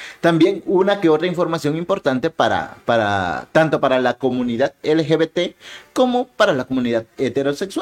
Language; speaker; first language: Spanish; native; Spanish